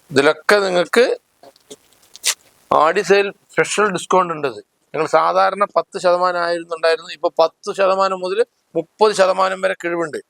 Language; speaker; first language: Malayalam; native; Malayalam